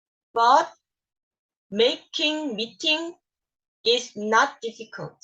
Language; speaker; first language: English; non-native, learner; Korean